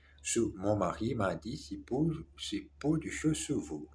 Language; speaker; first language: French; non-native, learner; Portuguese